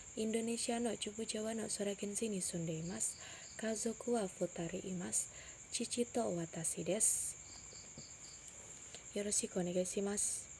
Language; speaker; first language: Japanese; non-native, learner; Indonesian